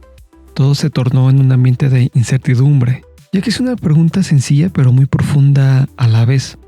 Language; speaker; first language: Spanish; native; Spanish